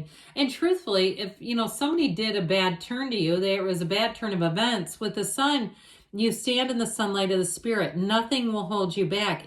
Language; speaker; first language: English; native; English